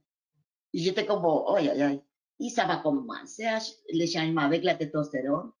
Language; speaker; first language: French; non-native, fluent; Spanish